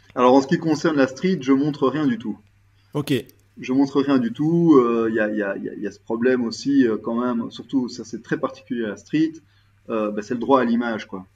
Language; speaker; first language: French; native; French